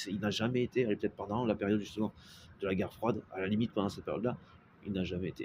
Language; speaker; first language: French; native; French